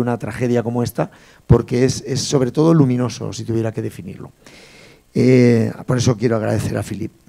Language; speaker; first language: Spanish; native; Spanish